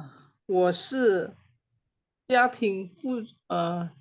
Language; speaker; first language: Chinese; non-native, learner; Indonesian